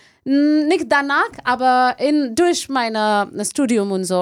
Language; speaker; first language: German; non-native, learner; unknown